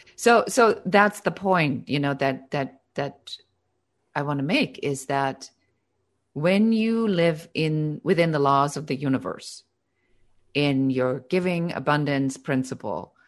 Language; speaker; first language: English; non-native, fluent; German